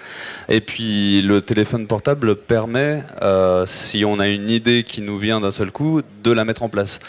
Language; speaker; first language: French; native; French